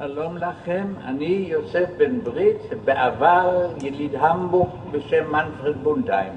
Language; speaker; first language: Hebrew; non-native, fluent; German